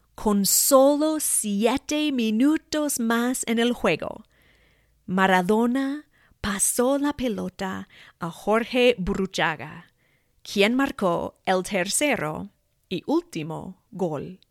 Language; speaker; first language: Spanish; non-native, fluent; English